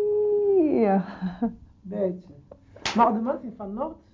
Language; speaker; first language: Dutch; non-native, learner; Arabic